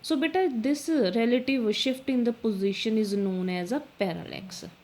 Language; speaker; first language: English; non-native, local second language; Punjabi